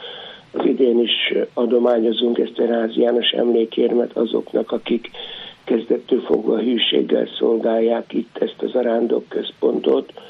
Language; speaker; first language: Hungarian; native; Hungarian